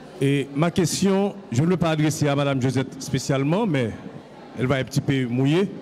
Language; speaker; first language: French; non-native, local second language; Haitian Creole